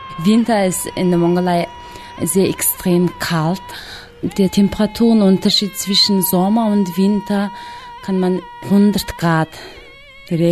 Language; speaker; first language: German; non-native, learner; Mongolian